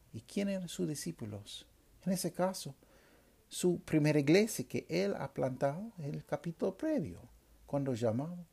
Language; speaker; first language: Spanish; non-native, fluent; English